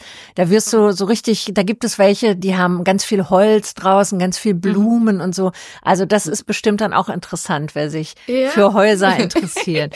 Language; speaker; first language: German; native; German